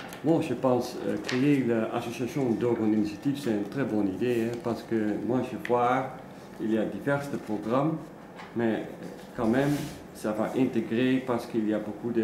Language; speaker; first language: French; non-native, learner; Dutch